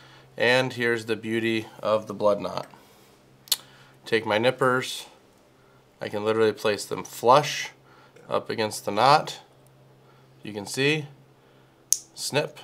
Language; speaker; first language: English; native; English